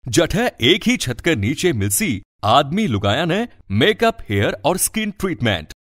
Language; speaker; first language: Hindi; native; Hindi